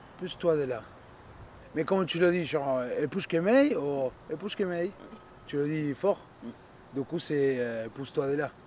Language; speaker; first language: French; non-native, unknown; Spanish